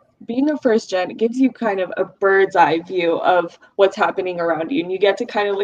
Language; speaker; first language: English; early bilingual, other home language; Russian